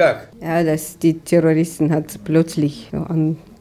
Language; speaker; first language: German; non-native, learner; Russian